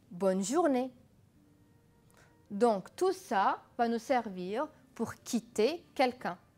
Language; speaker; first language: French; non-native, fluent; Arabic